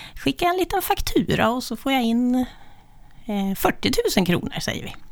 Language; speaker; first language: Swedish; native; Swedish